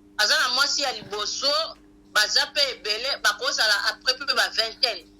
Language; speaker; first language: Lingala; non-native, local second language; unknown